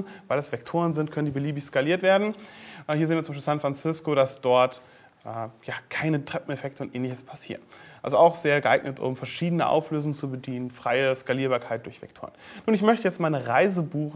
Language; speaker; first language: German; native; German